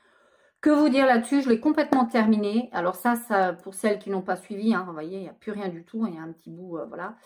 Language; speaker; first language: French; native; French